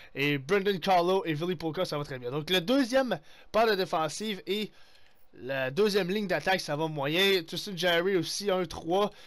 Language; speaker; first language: French; native; French